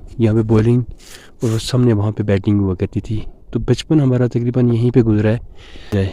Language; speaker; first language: Urdu; non-native, local second language; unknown